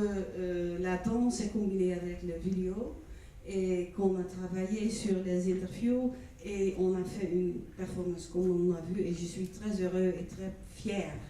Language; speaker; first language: French; non-native, fluent; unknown